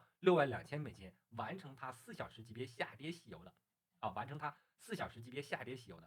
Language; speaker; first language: Chinese; native; Chinese